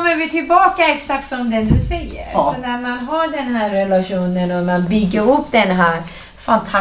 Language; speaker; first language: Swedish; non-native, fluent; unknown